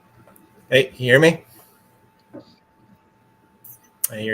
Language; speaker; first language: English; native; English